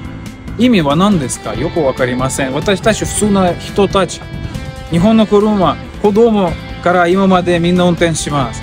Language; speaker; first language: Japanese; non-native, learner; Russian